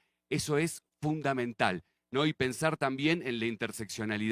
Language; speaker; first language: Spanish; native; Spanish